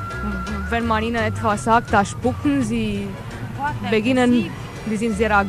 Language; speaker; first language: German; non-native, fluent; Romanian